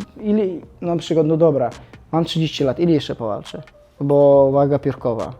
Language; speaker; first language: Polish; non-native, fluent; Chechen